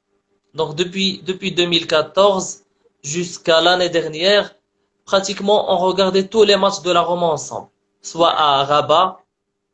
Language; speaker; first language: French; non-native, local second language; Arabic